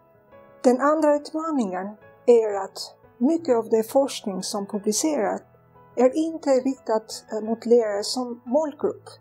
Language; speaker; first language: Swedish; non-native, fluent; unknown